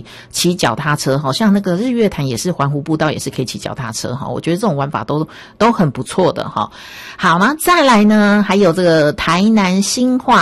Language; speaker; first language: Chinese; native; Chinese